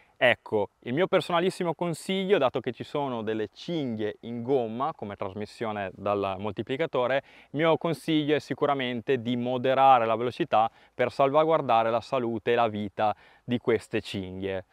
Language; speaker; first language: Italian; native; Italian